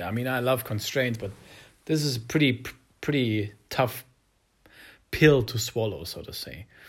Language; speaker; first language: English; non-native, fluent; German